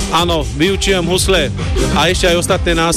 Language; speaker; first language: Slovak; non-native, local second language; Romany